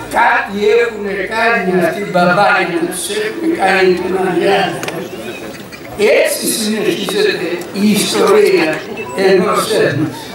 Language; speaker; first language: Greek; native; Greek